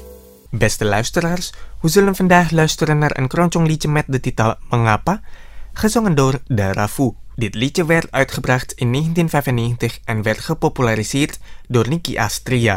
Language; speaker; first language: Dutch; non-native, fluent; Indonesian